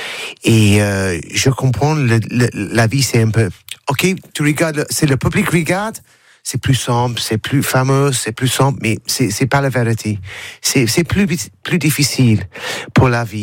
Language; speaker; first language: French; non-native, learner; English